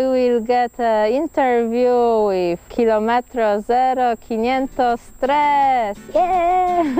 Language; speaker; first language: English; non-native, fluent; Polish